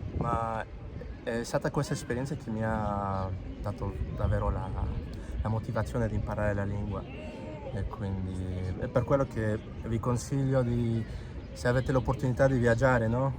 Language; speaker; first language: Italian; non-native, fluent; Spanish